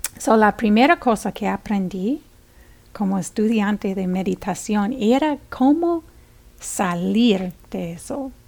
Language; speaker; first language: Spanish; non-native, fluent; English